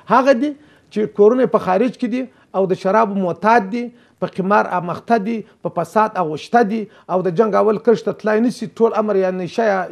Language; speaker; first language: Pashto; native; Pashto